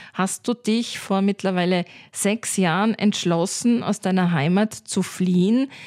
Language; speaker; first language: German; native; German